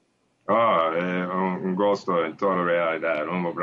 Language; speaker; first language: Portuguese; non-native, learner; Spanish